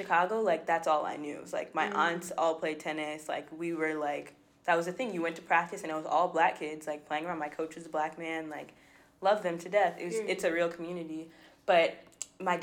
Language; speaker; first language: English; native; English